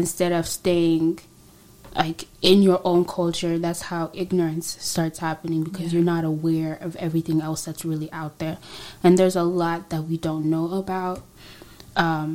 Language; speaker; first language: English; non-native, local second language; Swahili